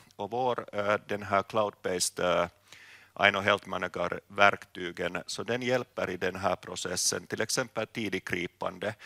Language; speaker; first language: Swedish; non-native, local second language; Finnish